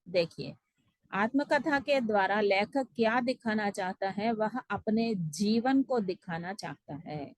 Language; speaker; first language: Hindi; non-native, local second language; Telugu